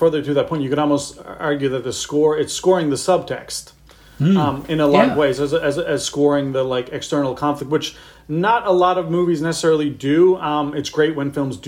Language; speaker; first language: English; native; English